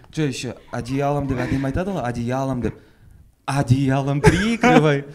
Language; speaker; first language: Russian; non-native, local second language; Kazakh